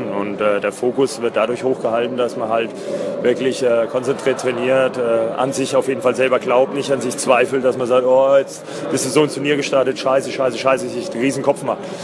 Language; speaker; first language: German; native; German